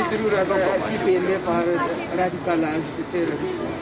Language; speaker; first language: Norwegian; non-native, learner; Amharic